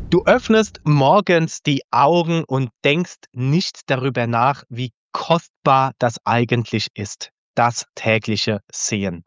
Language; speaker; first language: German; native; German